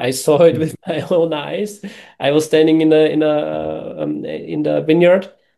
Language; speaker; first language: English; non-native, fluent; German